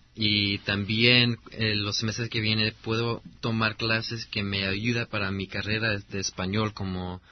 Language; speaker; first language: Spanish; early bilingual, heritage; Spanish